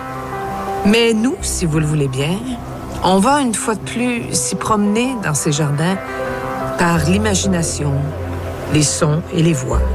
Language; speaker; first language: French; native; French